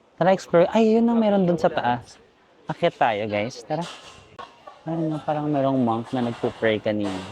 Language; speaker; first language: Filipino; non-native, local second language; Cebuano